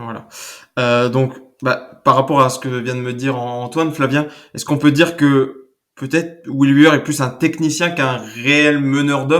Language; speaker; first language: French; native; French